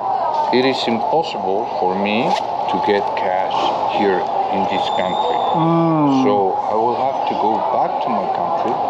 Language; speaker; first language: English; non-native, fluent; Spanish